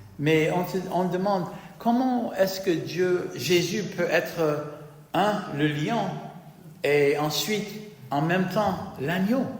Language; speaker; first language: French; non-native, fluent; English